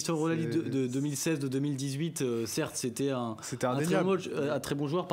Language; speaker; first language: French; native; French